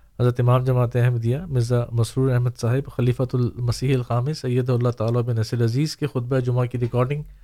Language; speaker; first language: Urdu; native; Urdu